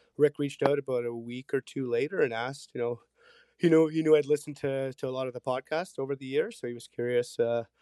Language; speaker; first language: English; early bilingual, other home language; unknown